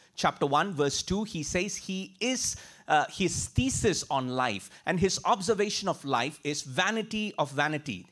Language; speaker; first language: English; non-native, local second language; Tamil